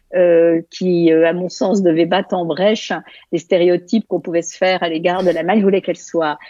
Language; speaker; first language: French; native; French